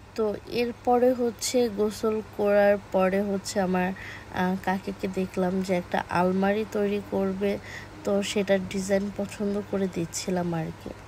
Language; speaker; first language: Bangla; native; Bangla